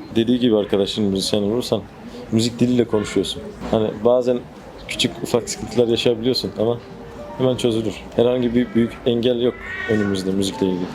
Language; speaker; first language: Turkish; non-native, fluent; Persian